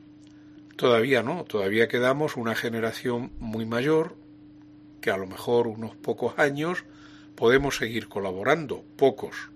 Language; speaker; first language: Spanish; native; Spanish